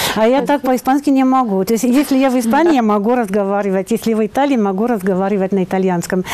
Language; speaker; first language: Russian; non-native, fluent; French